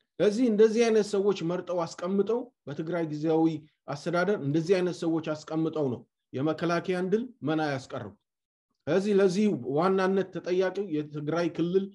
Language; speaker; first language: Amharic; non-native, local second language; Tigrinya